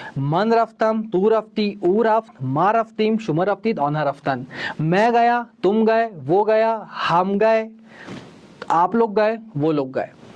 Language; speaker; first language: Urdu; native; Urdu